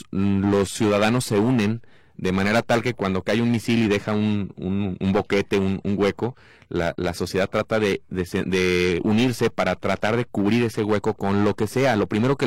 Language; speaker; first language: Spanish; native; Spanish